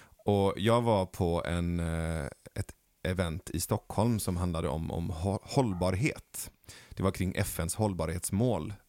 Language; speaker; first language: Swedish; early bilingual, other home language; Persian